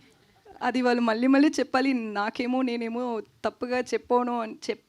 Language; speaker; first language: Telugu; non-native, learner; Tamil